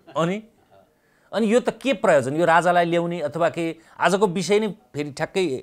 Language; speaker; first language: Nepali; native; Nepali